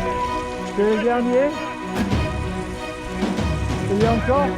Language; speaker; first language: French; non-native, learner; English